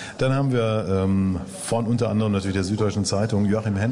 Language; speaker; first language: German; native; German